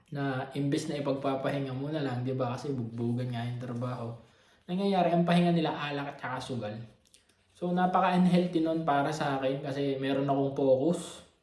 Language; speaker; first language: Filipino; native; Filipino